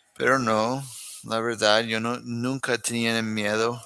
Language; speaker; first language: Spanish; non-native, learner; English